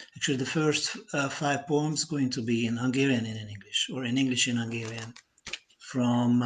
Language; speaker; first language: English; non-native, fluent; Hungarian